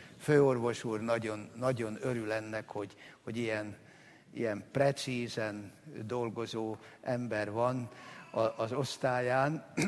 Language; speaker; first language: Hungarian; native; Hungarian